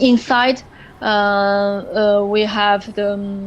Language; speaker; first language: English; non-native, learner; French